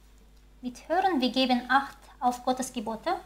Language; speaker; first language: German; non-native, fluent; Chinese